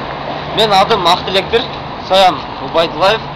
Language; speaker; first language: Turkish; non-native, learner; Kyrgyz